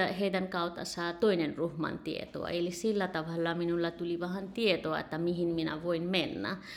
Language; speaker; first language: Finnish; non-native, learner; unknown